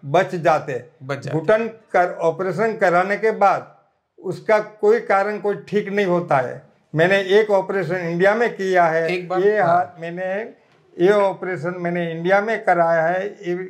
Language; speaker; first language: Hindi; non-native, local second language; Gujarati